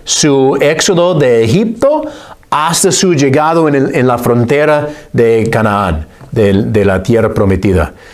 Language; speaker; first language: Spanish; non-native, fluent; English